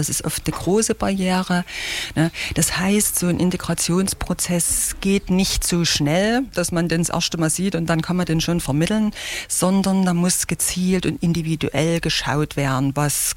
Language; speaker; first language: German; native; German